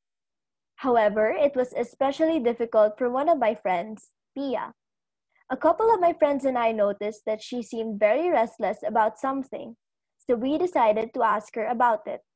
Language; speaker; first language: English; non-native, local second language; Cebuano